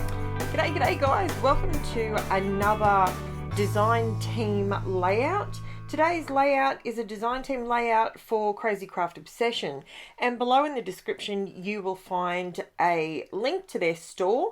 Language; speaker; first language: English; native; English